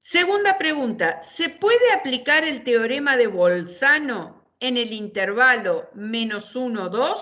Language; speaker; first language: Spanish; native; Spanish